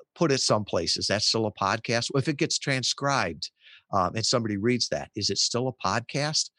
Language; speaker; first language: English; native; English